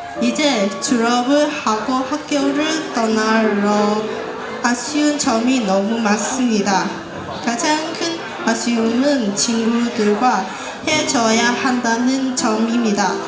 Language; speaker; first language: Korean; non-native, fluent; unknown